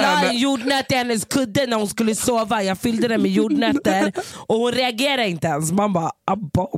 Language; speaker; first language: Swedish; native; Swedish